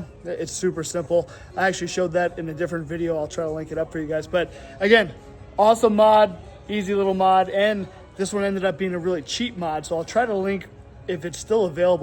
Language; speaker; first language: English; native; English